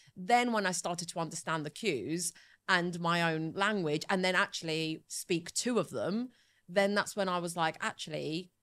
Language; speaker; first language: English; early bilingual, other home language; Italian